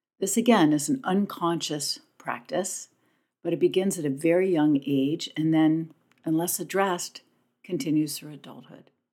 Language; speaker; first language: English; native; English